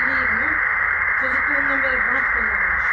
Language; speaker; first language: Turkish; native; Turkish